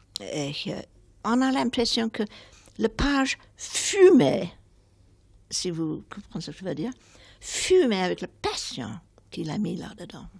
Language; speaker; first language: French; non-native, fluent; English